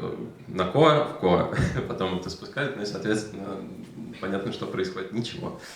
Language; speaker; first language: Russian; native; Russian